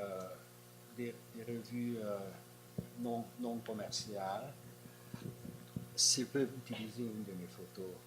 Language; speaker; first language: French; non-native, fluent; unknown